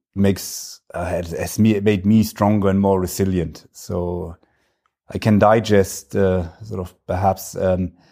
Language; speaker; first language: English; non-native, fluent; German